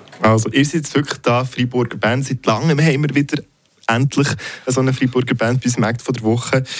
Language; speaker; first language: German; native; German